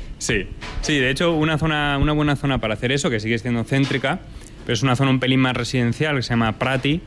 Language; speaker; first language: Spanish; native; Spanish